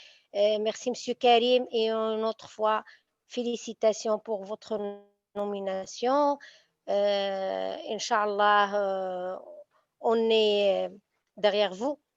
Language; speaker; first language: French; non-native, local second language; Arabic